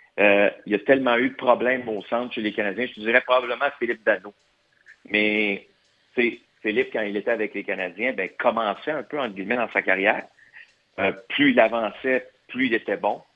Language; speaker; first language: French; native; French